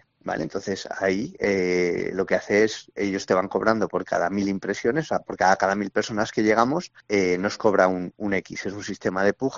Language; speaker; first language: Spanish; native; Spanish